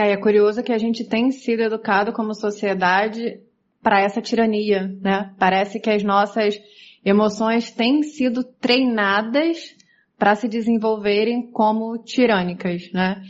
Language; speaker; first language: Portuguese; native; Portuguese